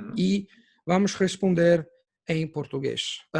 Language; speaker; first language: Portuguese; non-native, fluent; Italian